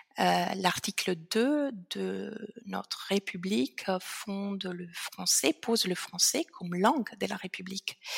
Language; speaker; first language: French; non-native, fluent; Italian